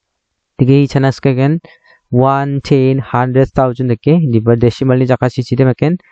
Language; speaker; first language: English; non-native, local second language; Garo